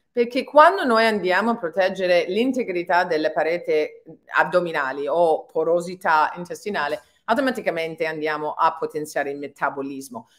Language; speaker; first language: Italian; non-native, fluent; English